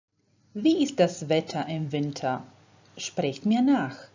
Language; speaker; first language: German; non-native, fluent; Croatian